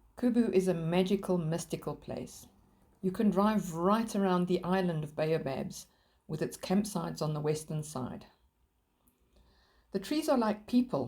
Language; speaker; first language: English; native; English